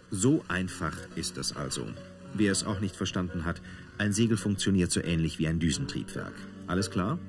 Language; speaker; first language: German; native; German